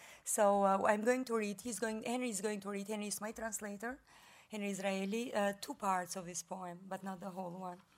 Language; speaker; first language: English; non-native, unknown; Albanian